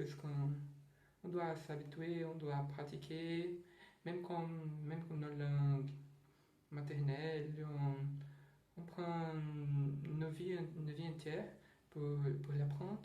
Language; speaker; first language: French; non-native, learner; Portuguese